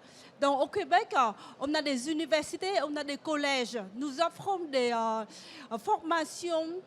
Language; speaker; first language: French; non-native, fluent; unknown